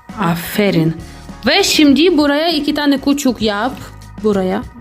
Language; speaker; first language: Turkish; non-native, learner; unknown